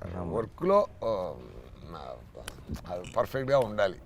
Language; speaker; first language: Telugu; non-native, fluent; Tamil